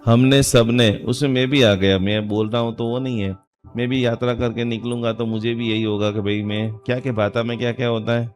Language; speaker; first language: Hindi; non-native, local second language; Gujarati